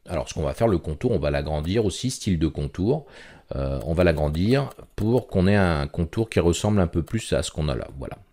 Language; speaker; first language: French; native; French